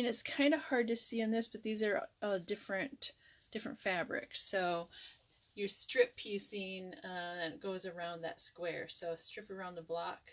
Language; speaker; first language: English; native; English